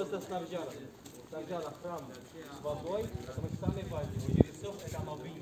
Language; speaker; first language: Russian; non-native, learner; Arabic